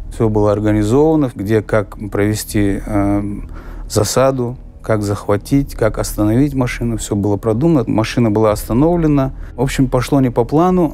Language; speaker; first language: Russian; non-native, local second language; Chechen